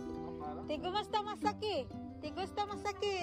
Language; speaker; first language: Spanish; non-native, learner; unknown